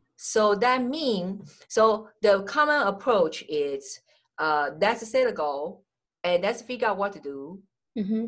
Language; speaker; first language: English; non-native, fluent; Chinese